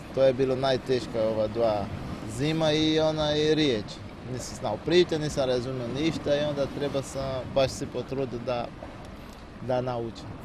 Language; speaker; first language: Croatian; non-native, learner; Portuguese